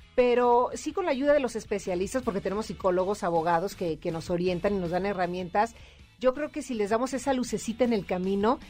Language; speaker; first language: Spanish; native; Spanish